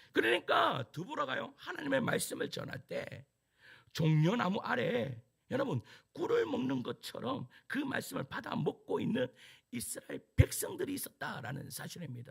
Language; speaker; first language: Korean; native; Korean